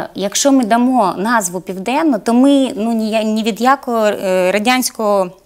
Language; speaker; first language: Ukrainian; native; Ukrainian